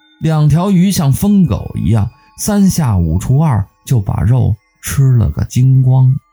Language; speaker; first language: Chinese; native; Chinese